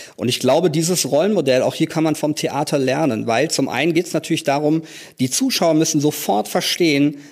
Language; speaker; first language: German; native; German